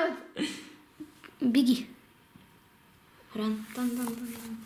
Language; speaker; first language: Russian; non-native, local second language; Lithuanian